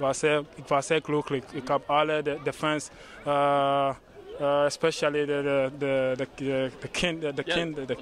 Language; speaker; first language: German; non-native, learner; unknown